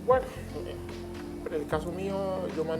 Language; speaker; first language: Spanish; non-native, learner; Haitian Creole